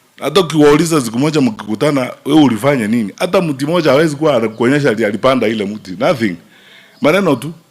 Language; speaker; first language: Swahili; non-native, local second language; Gusii